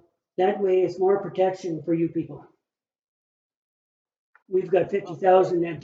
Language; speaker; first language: English; native; English